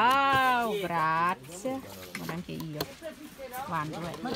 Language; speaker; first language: Italian; non-native, learner; Thai